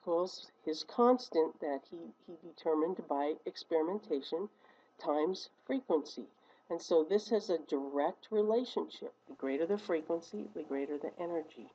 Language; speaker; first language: English; native; English